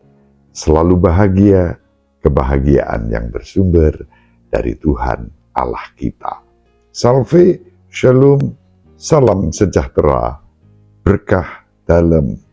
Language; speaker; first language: Indonesian; native; Indonesian